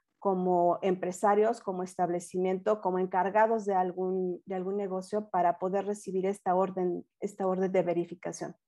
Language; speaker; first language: Spanish; native; Spanish